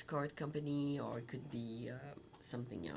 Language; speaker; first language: English; non-native, fluent; French